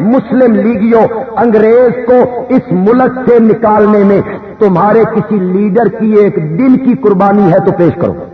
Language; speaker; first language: Urdu; non-native, local second language; Punjabi